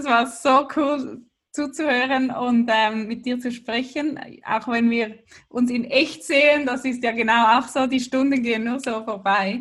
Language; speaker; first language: German; native; German